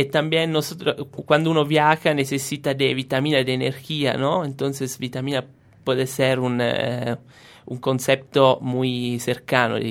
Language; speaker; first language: Spanish; non-native, fluent; Italian